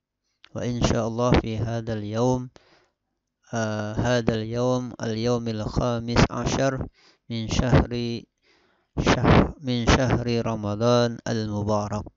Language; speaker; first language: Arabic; non-native, fluent; Indonesian